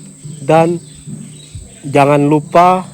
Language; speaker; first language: Indonesian; non-native, fluent; Japanese